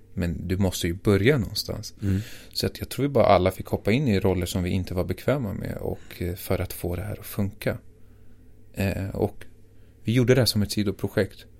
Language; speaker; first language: Swedish; native; Swedish